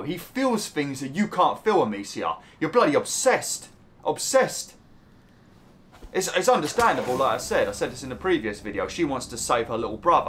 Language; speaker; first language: English; native; English